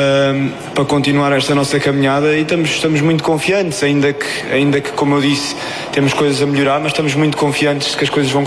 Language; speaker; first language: Portuguese; native; Portuguese